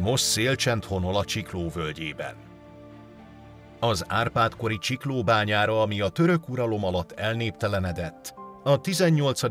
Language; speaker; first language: Hungarian; native; Hungarian